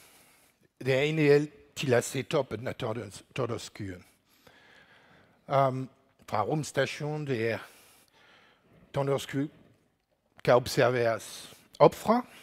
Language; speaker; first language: Danish; non-native, learner; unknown